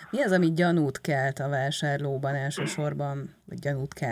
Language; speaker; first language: Hungarian; native; Hungarian